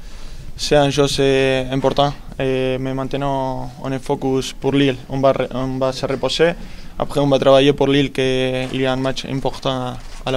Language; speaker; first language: French; non-native, fluent; Spanish